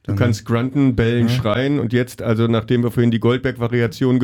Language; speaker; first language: German; native; German